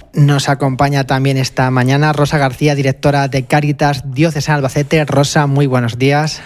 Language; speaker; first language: Spanish; native; Spanish